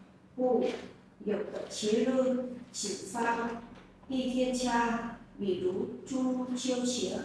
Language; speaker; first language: Chinese; non-native, learner; Vietnamese